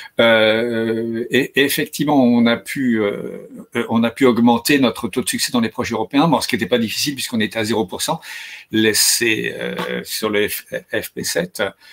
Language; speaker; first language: French; native; French